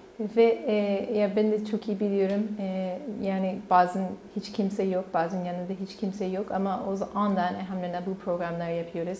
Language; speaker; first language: Turkish; non-native, learner; English